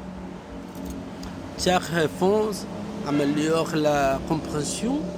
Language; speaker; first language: French; non-native, learner; Spanish